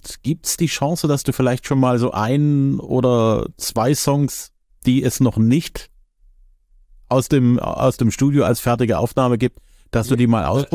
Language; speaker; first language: German; native; German